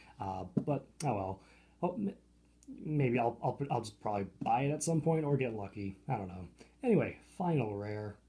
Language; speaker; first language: English; native; English